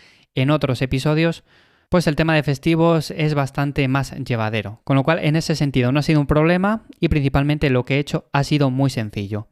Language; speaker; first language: Spanish; native; Spanish